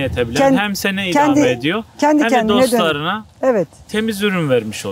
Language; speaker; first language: Turkish; native; Turkish